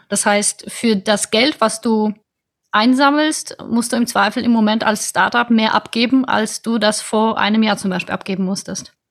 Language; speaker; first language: German; non-native, fluent; Polish